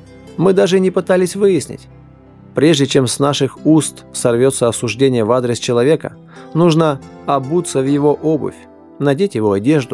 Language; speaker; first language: Russian; native; Russian